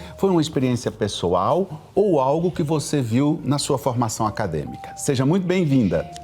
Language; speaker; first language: Portuguese; native; Portuguese